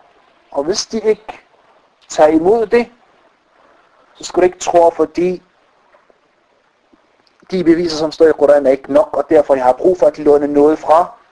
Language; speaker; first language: Danish; non-native, fluent; Arabic